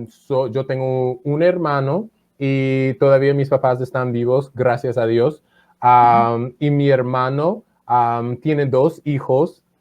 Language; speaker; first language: Spanish; non-native, fluent; English